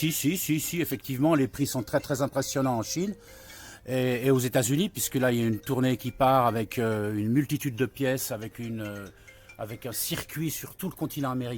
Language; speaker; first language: French; native; French